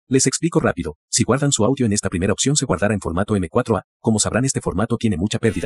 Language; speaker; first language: Spanish; native; Spanish